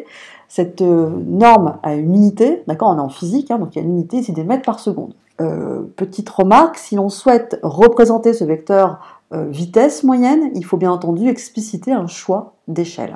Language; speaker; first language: French; native; French